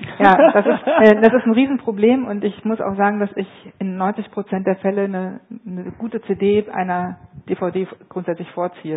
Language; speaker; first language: German; native; German